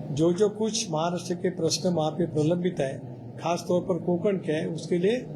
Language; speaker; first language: Hindi; non-native, local second language; Marathi